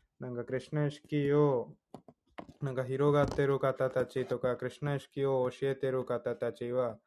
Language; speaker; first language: Japanese; non-native, fluent; Hindi